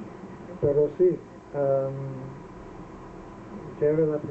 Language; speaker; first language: Spanish; non-native, fluent; Welsh